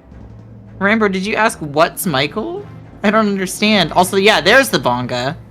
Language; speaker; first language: English; native; English